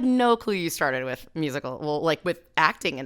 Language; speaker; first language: English; native; English